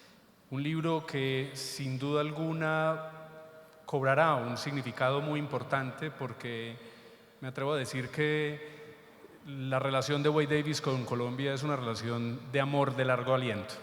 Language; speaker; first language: Spanish; native; Spanish